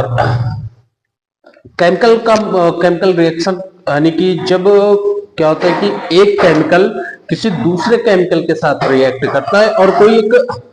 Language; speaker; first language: Hindi; native; Hindi